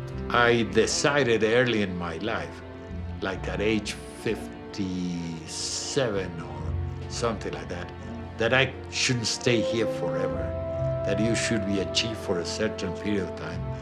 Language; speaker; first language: English; non-native, fluent; Spanish